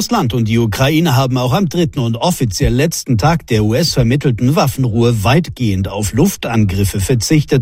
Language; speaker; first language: German; native; German